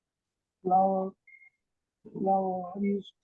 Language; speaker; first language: English; non-native, learner; Vietnamese